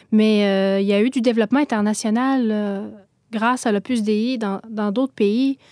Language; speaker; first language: French; native; French